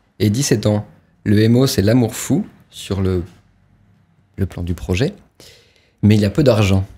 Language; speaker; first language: French; native; French